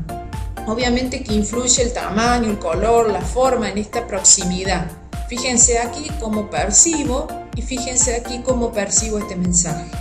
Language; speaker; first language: Spanish; native; Spanish